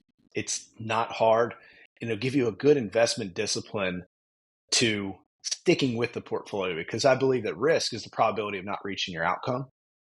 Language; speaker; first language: English; native; English